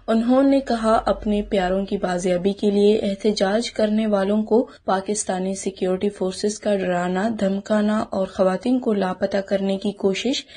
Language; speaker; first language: Urdu; non-native, local second language; Baluchi